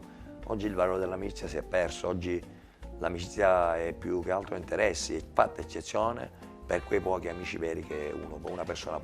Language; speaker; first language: Italian; native; Italian